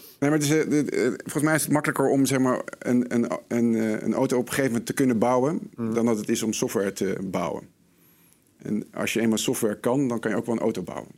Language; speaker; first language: Dutch; native; Dutch